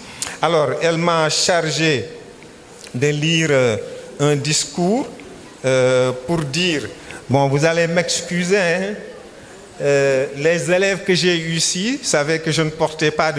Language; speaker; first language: French; non-native, local second language; Wolof